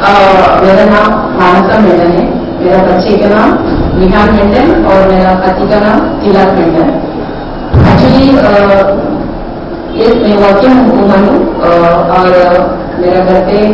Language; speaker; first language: Hindi; non-native, local second language; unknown